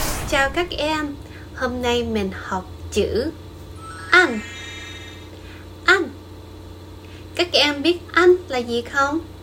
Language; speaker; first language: Vietnamese; early bilingual, heritage; Vietnamese